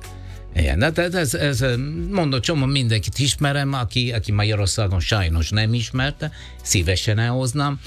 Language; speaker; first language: Hungarian; non-native, learner; Italian